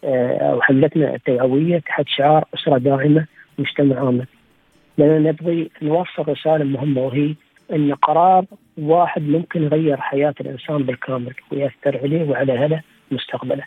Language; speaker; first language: Arabic; native; Arabic